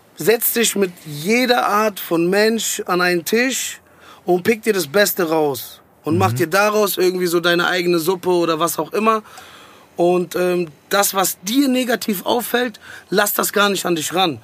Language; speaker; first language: German; early bilingual, other home language; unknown